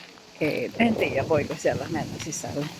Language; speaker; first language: Finnish; non-native, learner; Filipino